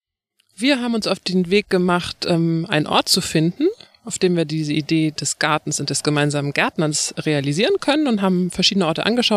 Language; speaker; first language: German; native; German